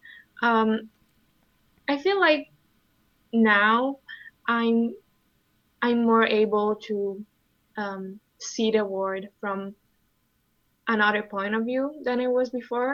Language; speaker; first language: English; non-native, fluent; Italian